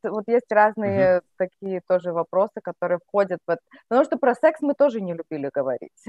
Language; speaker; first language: Russian; native; Russian